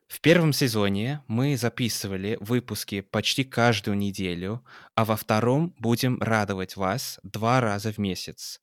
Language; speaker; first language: Russian; non-native, fluent; English